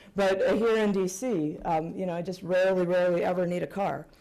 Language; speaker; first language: English; native; English